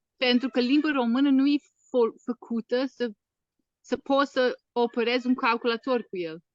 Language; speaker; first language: Romanian; non-native, fluent; English